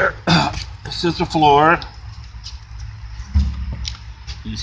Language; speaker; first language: English; native; English